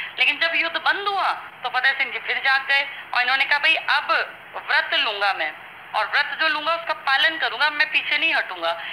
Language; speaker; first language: Hindi; native; Hindi